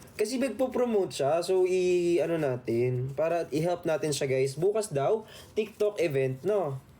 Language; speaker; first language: Filipino; native; Filipino